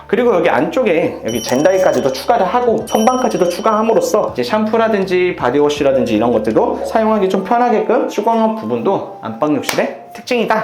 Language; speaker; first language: Korean; native; Korean